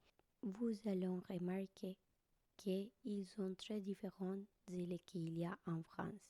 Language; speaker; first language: French; non-native, learner; Spanish